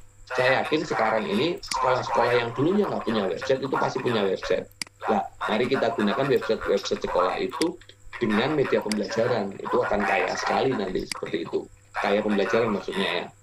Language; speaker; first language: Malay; non-native, local second language; Javanese